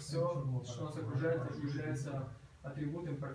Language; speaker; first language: Russian; native; Russian